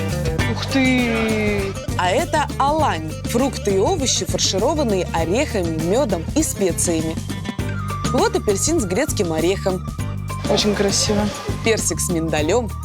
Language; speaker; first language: Russian; native; Russian